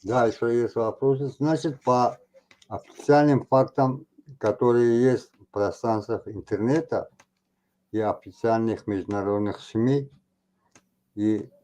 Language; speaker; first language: Russian; non-native, local second language; Tajik